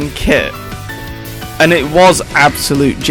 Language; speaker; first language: English; native; English